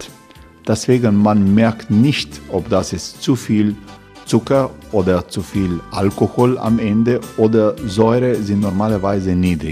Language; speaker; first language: German; non-native, learner; Croatian